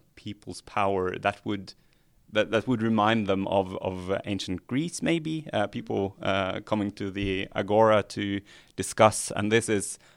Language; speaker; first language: English; non-native, fluent; Norwegian